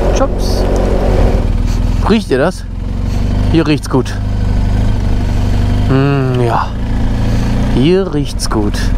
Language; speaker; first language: German; native; German